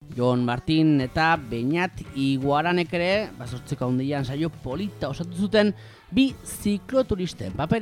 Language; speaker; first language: Basque; native; Basque